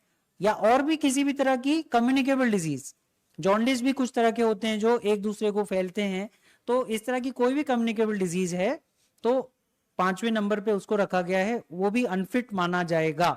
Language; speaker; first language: Hindi; native; Hindi